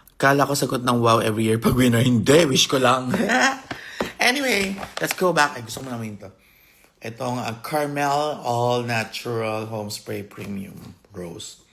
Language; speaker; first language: Filipino; native; Filipino